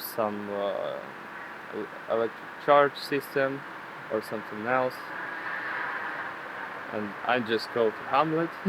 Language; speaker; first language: English; non-native, learner; Ukrainian